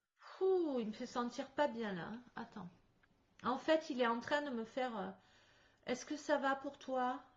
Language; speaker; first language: French; native; French